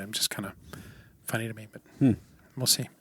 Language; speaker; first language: English; native; English